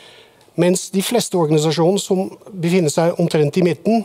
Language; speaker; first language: Norwegian; non-native, fluent; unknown